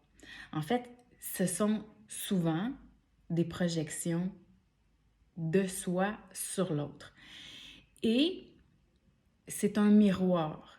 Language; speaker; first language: French; native; French